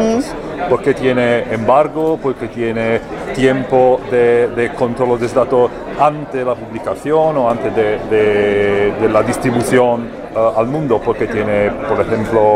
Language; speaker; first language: Spanish; non-native, learner; Italian